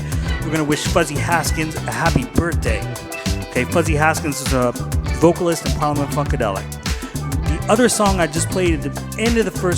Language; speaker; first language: English; native; English